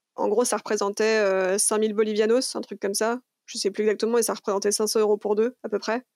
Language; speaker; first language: French; native; French